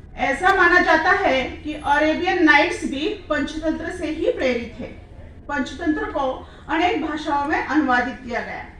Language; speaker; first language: Hindi; non-native, local second language; Marathi